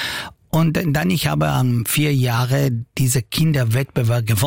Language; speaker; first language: German; non-native, local second language; Italian